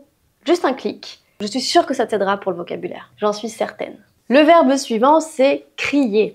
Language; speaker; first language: French; native; French